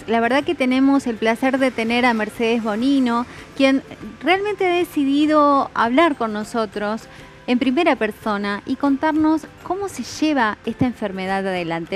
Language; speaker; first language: Spanish; native; Spanish